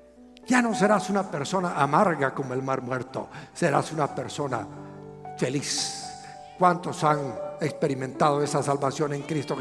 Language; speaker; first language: Spanish; native; Spanish